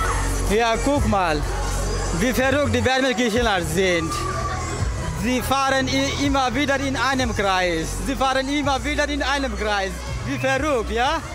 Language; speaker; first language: German; non-native, learner; Bangla